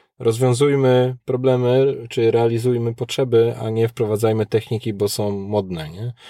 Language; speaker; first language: Polish; native; Polish